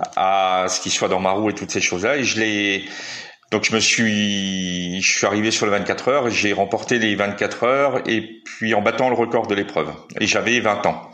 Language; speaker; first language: French; native; French